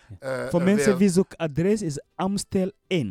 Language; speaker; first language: Dutch; non-native, learner; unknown